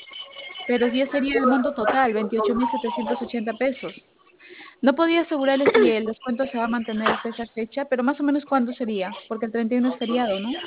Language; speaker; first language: Spanish; native; Spanish